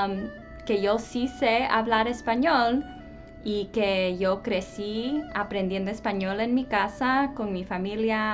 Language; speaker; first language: Spanish; early bilingual, heritage; English